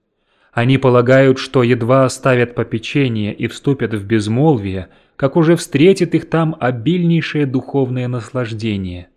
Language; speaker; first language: Russian; native; Russian